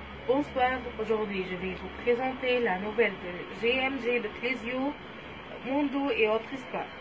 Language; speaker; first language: French; non-native, fluent; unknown